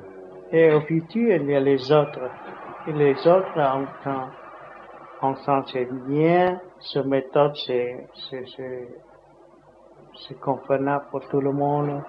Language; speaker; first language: French; non-native, learner; Vietnamese